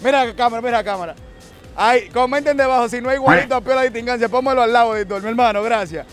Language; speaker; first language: Spanish; native; Spanish